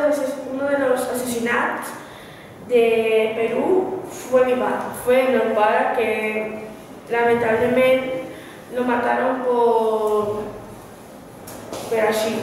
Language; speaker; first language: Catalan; non-native, learner; Spanish